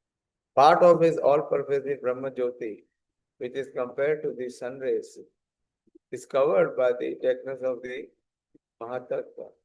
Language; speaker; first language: English; non-native, local second language; Hindi